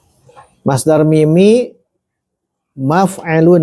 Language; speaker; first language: Arabic; non-native, local second language; Indonesian